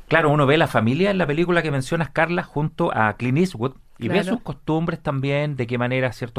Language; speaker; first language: Spanish; native; Spanish